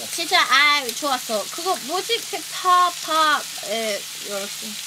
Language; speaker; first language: Korean; non-native, learner; Swedish